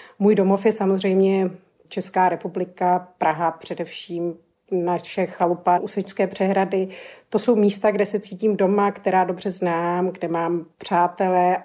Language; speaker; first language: Czech; native; Czech